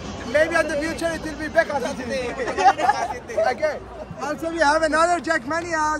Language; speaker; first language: English; non-native, fluent; Persian